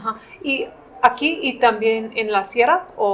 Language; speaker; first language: Spanish; non-native, fluent; English